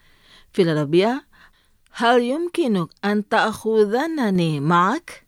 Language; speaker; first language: Arabic; non-native, fluent; Indonesian